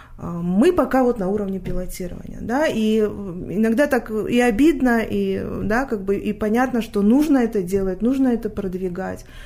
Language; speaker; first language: Russian; non-native, local second language; Tajik